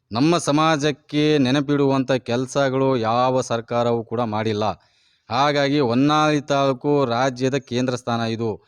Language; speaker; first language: Kannada; non-native, local second language; Lambadi